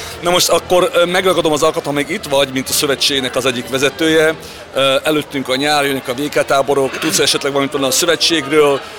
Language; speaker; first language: Hungarian; early bilingual, heritage; Hungarian